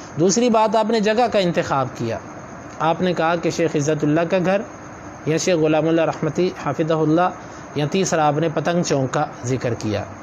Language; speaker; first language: Urdu; non-native, local second language; Punjabi